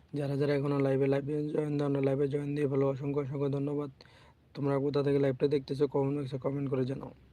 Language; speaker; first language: Bangla; native; Bangla